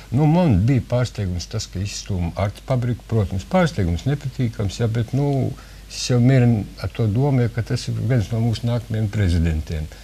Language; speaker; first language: Latvian; native; Latvian